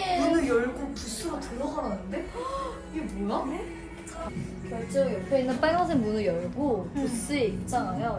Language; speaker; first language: Korean; non-native, learner; Japanese